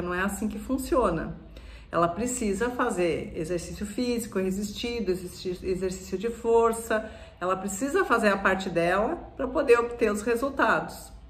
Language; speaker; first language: Portuguese; native; Portuguese